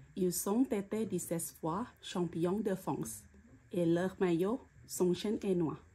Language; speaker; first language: French; non-native, learner; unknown